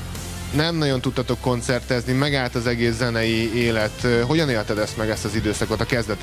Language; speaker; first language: Hungarian; native; Hungarian